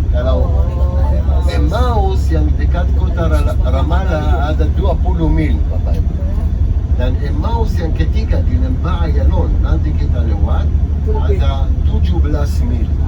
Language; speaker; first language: Indonesian; non-native, fluent; Hebrew